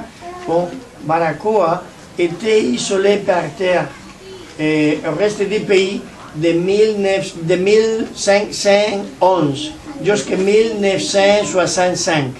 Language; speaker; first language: French; non-native, learner; Spanish